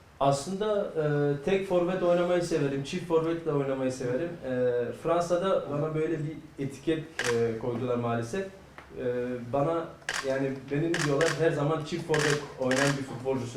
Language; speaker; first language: Turkish; early bilingual, heritage; Turkish